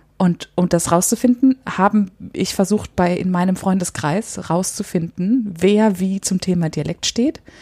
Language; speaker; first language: German; native; German